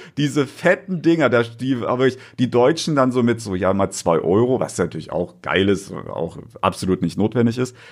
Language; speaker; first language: German; native; German